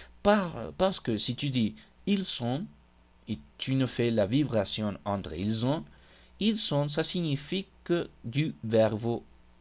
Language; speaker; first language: French; non-native, fluent; Spanish